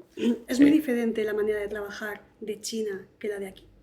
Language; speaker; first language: Spanish; native; Spanish